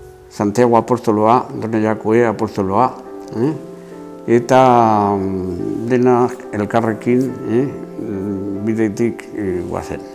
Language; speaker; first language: Basque; non-native, local second language; Spanish